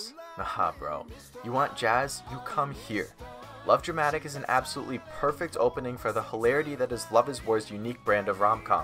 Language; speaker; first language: English; native; English